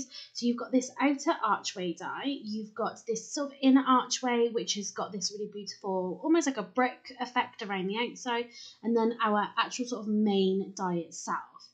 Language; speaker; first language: English; native; English